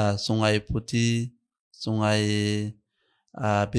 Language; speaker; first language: Indonesian; non-native, learner; Arabic